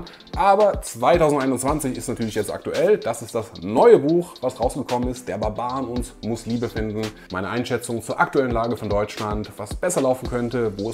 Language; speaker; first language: German; native; German